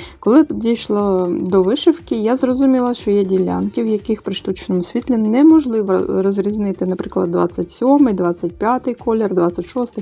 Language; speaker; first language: Ukrainian; non-native, fluent; Bulgarian